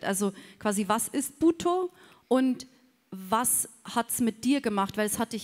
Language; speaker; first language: German; native; German